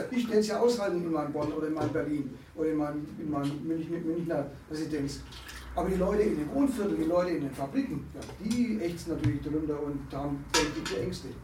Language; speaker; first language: German; native; German